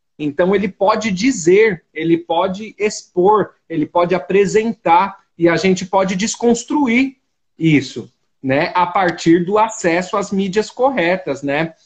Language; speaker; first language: Portuguese; native; Portuguese